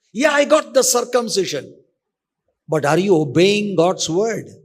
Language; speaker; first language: English; non-native, local second language; Malayalam